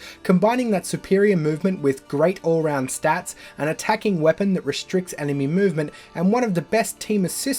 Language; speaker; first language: English; native; English